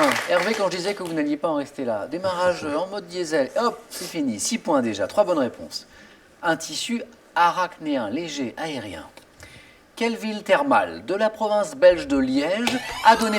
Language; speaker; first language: French; native; French